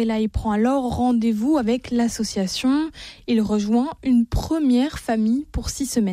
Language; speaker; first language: French; native; French